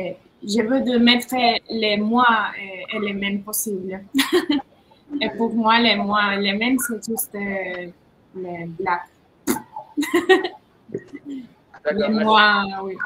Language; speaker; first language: French; non-native, learner; Spanish